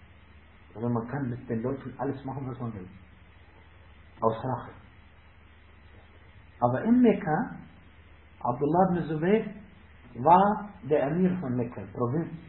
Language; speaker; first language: German; non-native, fluent; Arabic